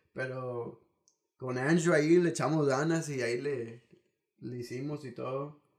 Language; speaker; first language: Spanish; early bilingual, heritage; Spanish